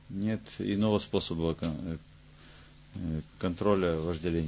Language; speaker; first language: Russian; native; Russian